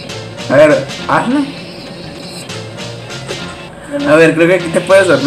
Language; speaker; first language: Spanish; native; Spanish